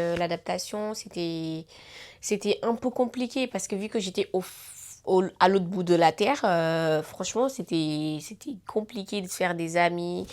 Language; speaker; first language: French; non-native, local second language; Wolof